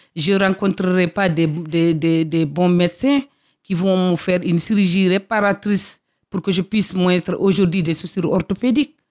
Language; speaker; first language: French; non-native, local second language; Fula